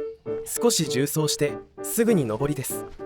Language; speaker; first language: Japanese; native; Japanese